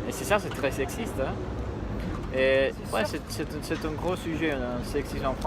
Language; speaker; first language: French; non-native, learner; Spanish